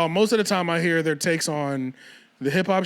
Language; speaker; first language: English; native; English